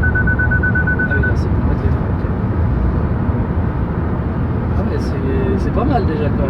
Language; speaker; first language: French; native; French